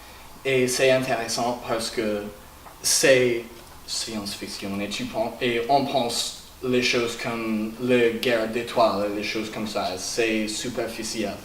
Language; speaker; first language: French; non-native, learner; English